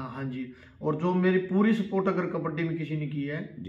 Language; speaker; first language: Hindi; native; Hindi